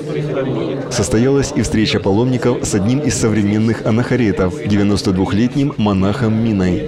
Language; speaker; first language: Russian; native; Russian